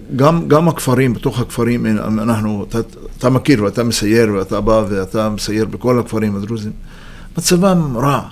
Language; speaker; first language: Hebrew; non-native, local second language; Arabic